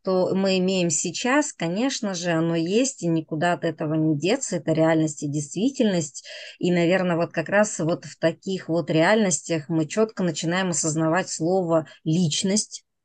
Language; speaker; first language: Russian; native; Russian